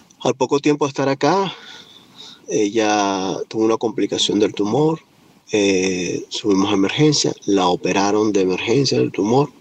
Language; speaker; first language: Spanish; native; Spanish